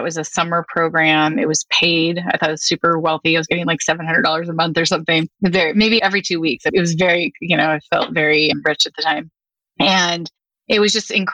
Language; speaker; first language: English; native; English